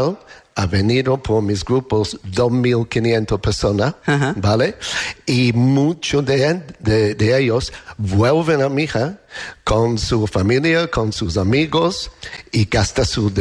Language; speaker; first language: Spanish; non-native, learner; English